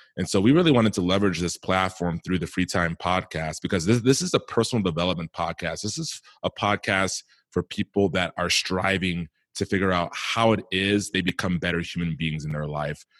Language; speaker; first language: English; native; English